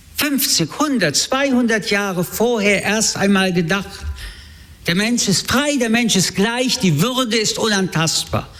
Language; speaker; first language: German; early bilingual, other home language; French